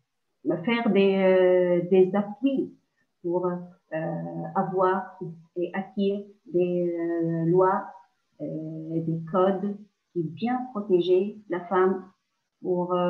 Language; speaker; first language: French; non-native, local second language; Arabic